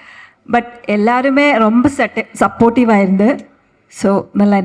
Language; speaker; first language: Tamil; non-native, learner; Malayalam